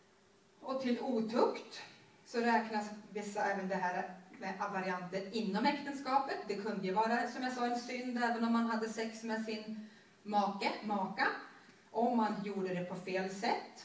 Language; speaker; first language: Swedish; native; Swedish